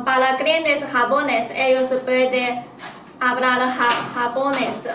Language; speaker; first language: Spanish; non-native, learner; Chinese